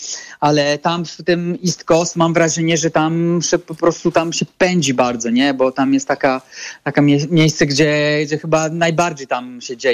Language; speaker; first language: Polish; non-native, fluent; Italian